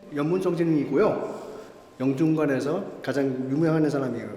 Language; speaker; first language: Korean; non-native, learner; Danish